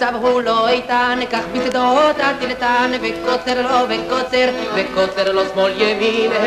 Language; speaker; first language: Hebrew; non-native, fluent; Romanian